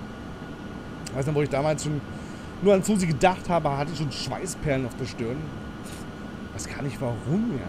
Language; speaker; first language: German; native; German